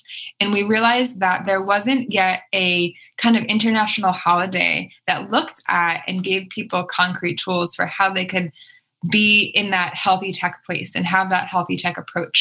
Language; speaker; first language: English; native; English